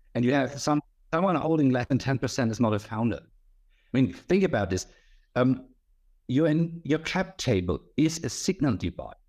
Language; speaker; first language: English; non-native, fluent; German